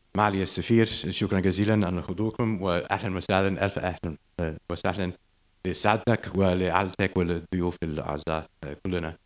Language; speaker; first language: Arabic; non-native, fluent; English